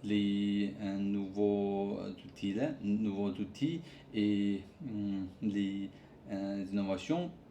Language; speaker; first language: French; non-native, learner; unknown